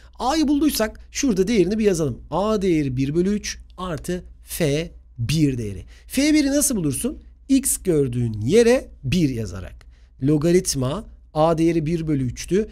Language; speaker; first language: Turkish; native; Turkish